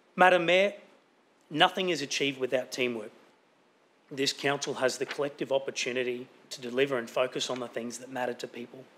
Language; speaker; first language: English; native; English